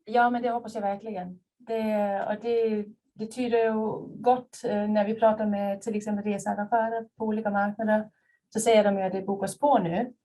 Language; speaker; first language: Swedish; native; Swedish